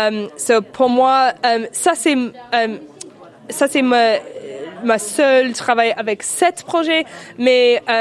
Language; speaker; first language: French; non-native, learner; English